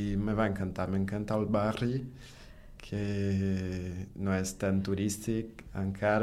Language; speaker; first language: Catalan; non-native, learner; Portuguese